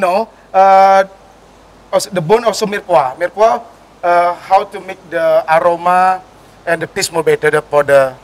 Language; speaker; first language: English; non-native, learner; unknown